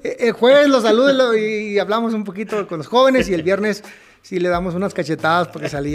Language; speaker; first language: Spanish; native; Spanish